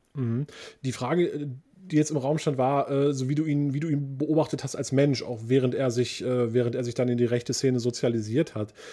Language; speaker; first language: German; early bilingual, other home language; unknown